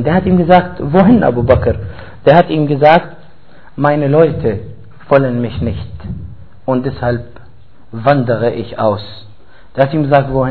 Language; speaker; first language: German; non-native, fluent; Arabic